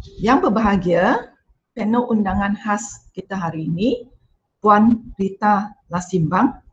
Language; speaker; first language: Malay; non-native, local second language; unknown